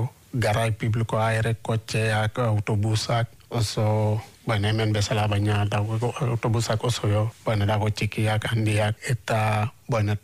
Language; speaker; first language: Basque; non-native, fluent; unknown